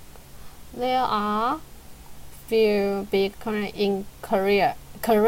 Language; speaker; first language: English; non-native, learner; Chinese